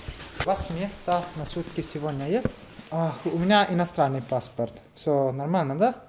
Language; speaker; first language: Russian; non-native, learner; Italian